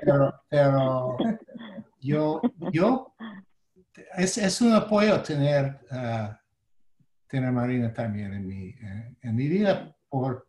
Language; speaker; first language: Spanish; non-native, fluent; English